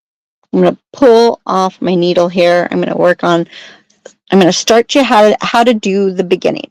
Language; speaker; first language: English; native; English